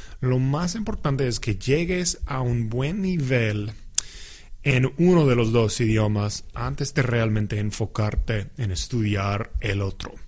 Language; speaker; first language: Spanish; non-native, fluent; English